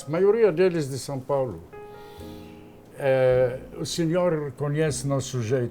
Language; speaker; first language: Portuguese; non-native, fluent; Arabic